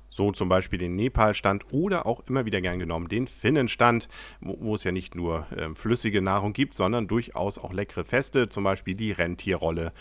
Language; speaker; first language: German; native; German